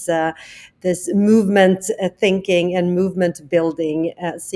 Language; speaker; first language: English; non-native, fluent; Swedish